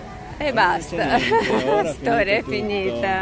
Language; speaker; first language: Italian; non-native, learner; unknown